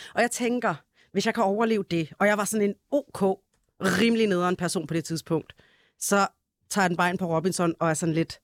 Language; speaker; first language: Danish; early bilingual, other home language; Arabic